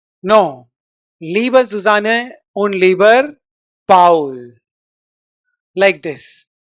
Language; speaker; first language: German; non-native, fluent; Hindi